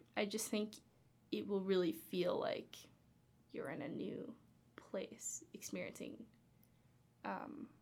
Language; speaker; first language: English; native; English